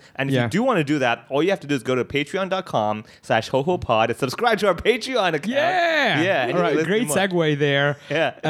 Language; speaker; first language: English; early bilingual, other home language; Arabic